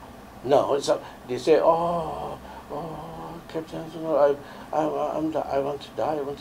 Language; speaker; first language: English; non-native, learner; Lao